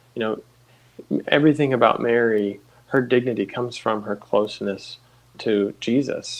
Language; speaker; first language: English; native; English